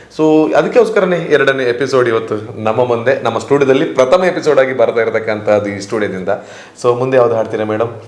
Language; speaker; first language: Kannada; native; Kannada